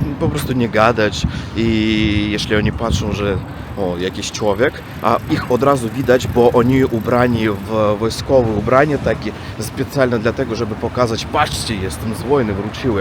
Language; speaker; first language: Polish; non-native, learner; Russian